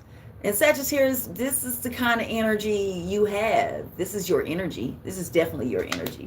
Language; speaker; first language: English; native; English